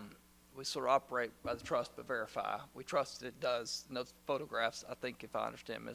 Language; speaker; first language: English; native; English